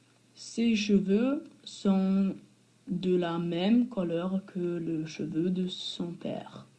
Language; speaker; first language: French; non-native, learner; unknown